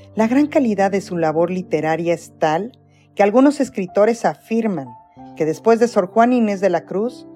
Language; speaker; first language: Spanish; native; Spanish